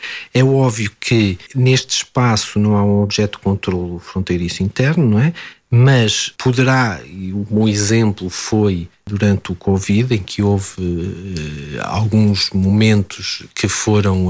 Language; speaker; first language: Portuguese; native; Portuguese